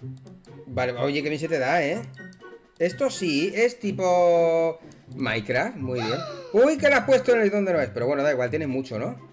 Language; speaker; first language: Spanish; native; Spanish